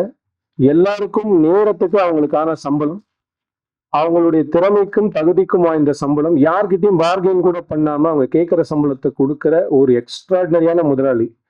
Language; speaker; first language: Tamil; native; Tamil